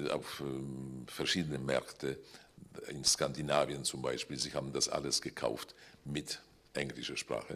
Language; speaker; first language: German; non-native, fluent; Polish